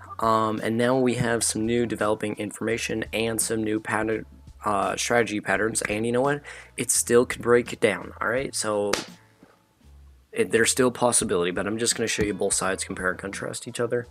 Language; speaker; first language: English; native; English